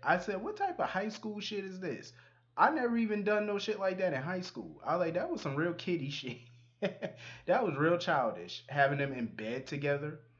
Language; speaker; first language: English; native; English